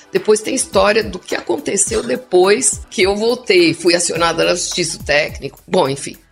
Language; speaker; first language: Portuguese; non-native, local second language; English